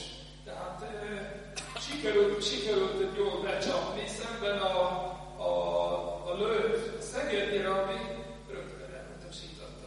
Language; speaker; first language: Hungarian; non-native, fluent; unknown